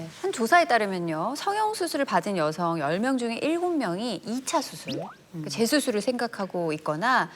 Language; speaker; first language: Korean; native; Korean